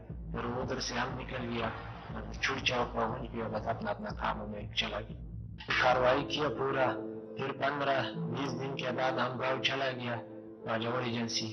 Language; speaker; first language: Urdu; non-native, local second language; Pashto